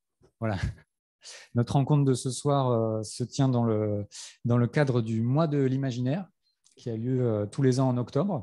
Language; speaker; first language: French; native; French